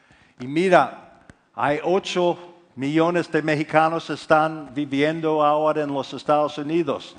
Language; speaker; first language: Spanish; non-native, fluent; English